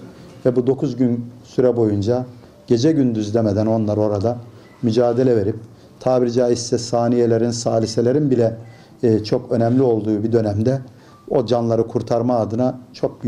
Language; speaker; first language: Turkish; native; Turkish